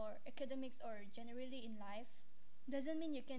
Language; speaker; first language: English; non-native, local second language; Malay